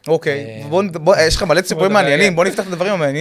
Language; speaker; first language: Hebrew; native; Hebrew